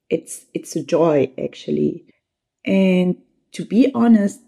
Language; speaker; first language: English; non-native, fluent; Arabic